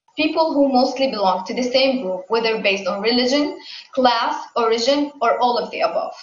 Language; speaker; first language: English; non-native, fluent; Arabic